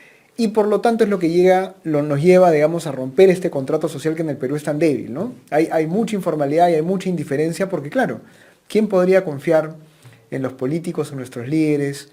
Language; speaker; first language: Spanish; native; Spanish